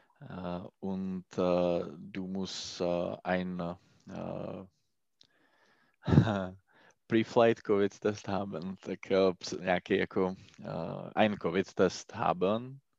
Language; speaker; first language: German; non-native, learner; Czech